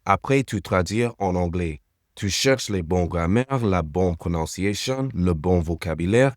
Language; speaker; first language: French; non-native, fluent; English